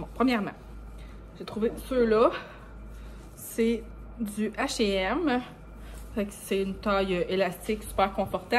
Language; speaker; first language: French; native; French